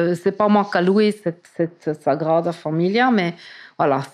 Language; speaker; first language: French; native; French